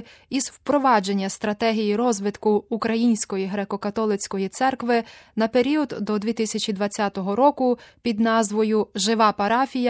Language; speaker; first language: Ukrainian; native; Ukrainian